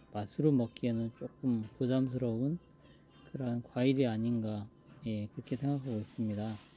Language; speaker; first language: Korean; native; Korean